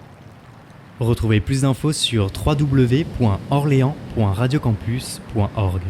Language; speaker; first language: French; native; French